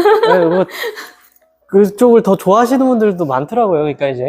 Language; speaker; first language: Korean; native; Korean